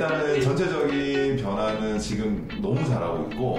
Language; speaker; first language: Korean; native; Korean